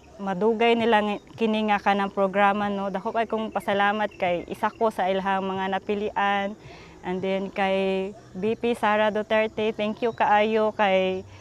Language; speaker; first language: Cebuano; native; Cebuano